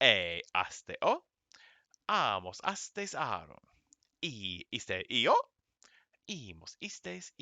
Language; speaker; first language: Spanish; non-native, fluent; English